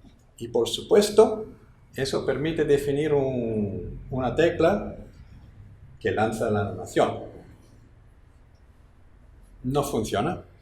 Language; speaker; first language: Spanish; non-native, fluent; English